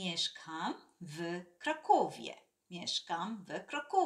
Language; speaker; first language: Polish; non-native, fluent; Sinhala